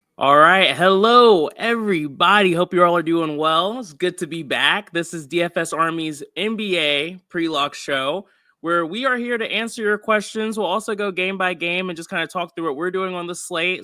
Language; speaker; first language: English; native; English